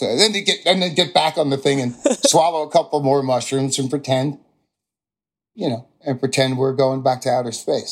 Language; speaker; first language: English; native; English